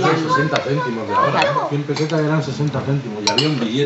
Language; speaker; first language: Spanish; native; Spanish